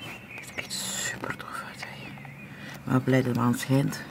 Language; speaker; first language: Dutch; native; Dutch